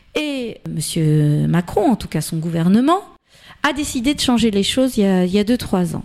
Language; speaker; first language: French; native; French